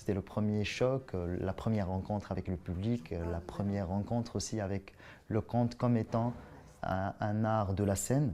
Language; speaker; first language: French; non-native, local second language; Arabic